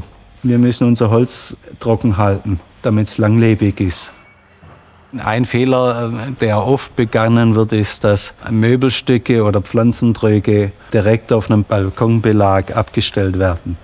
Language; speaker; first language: German; native; German